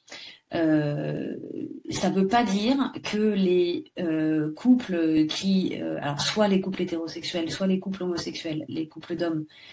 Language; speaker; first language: French; native; French